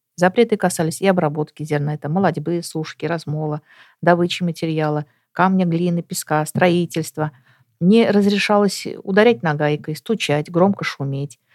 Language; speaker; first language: Russian; native; Russian